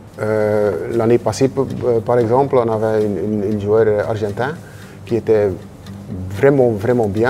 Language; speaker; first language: French; non-native, local second language; Dutch